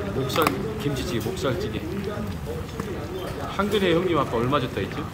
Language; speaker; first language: Korean; native; Korean